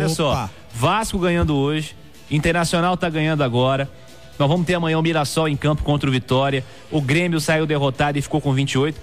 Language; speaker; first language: Portuguese; native; Portuguese